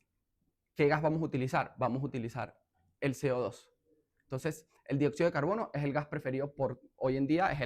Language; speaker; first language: Spanish; native; Spanish